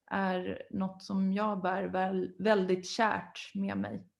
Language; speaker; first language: Swedish; native; Swedish